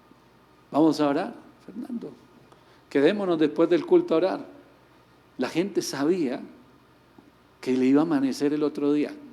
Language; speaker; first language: Spanish; native; Spanish